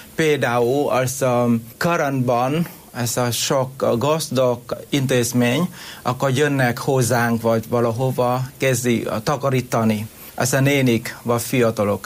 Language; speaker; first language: Hungarian; non-native, learner; Vietnamese